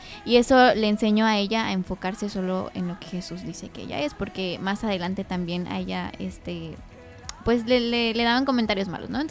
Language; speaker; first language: Spanish; native; Spanish